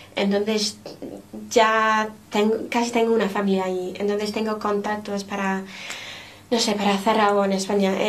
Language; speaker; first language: Spanish; non-native, fluent; English